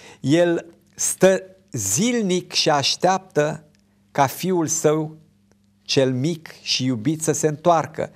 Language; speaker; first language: Romanian; native; Romanian